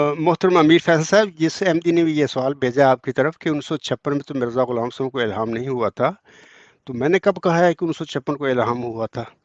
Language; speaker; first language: Urdu; non-native, local second language; Punjabi